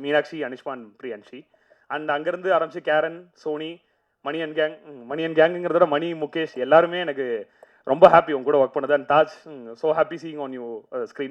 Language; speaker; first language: Tamil; native; Tamil